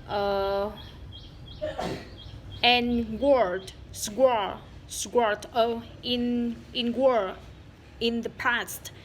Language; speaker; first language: English; non-native, learner; Vietnamese